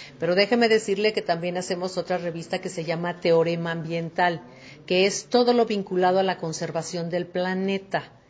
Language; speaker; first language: Spanish; native; Spanish